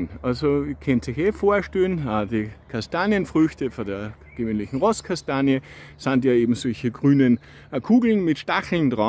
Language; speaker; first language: German; native; German